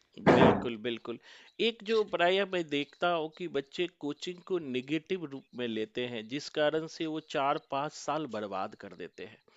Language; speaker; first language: Hindi; native; Hindi